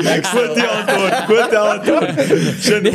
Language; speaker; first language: German; native; German